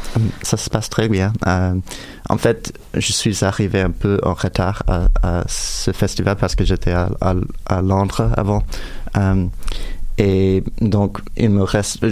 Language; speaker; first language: French; non-native, fluent; English